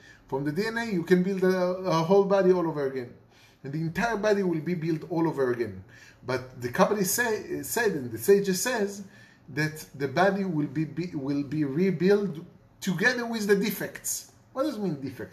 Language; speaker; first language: English; non-native, fluent; Hebrew